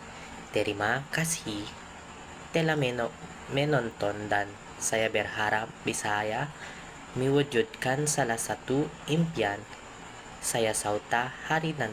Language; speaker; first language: Indonesian; non-native, learner; Filipino